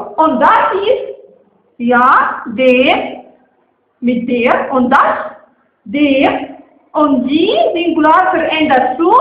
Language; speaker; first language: German; non-native, fluent; Arabic